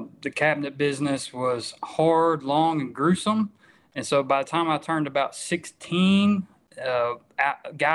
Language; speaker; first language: English; native; English